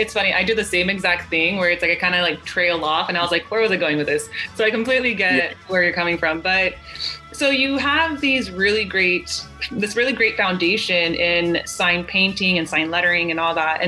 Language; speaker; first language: English; early bilingual, other home language; Spanish